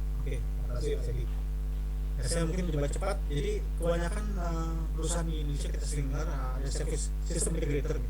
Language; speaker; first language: Indonesian; native; Indonesian